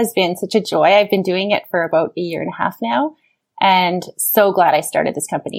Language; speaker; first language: English; native; English